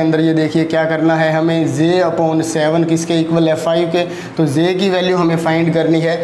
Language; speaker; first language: Hindi; native; Hindi